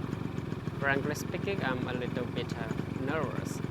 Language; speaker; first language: English; non-native, fluent; Chinese